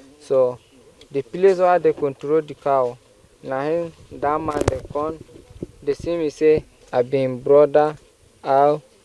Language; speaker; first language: Nigerian Pidgin; non-native, local second language; Fula